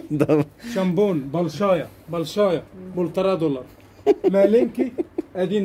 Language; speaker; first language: Russian; non-native, learner; Arabic